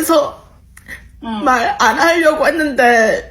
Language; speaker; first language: Korean; early bilingual, heritage; Korean